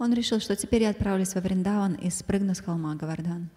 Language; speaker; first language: Russian; native; Russian